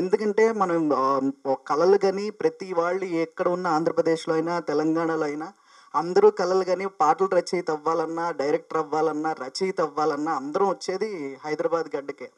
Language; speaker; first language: Telugu; native; Telugu